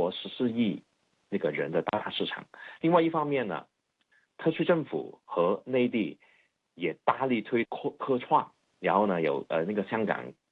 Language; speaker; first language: Chinese; non-native, fluent; Cantonese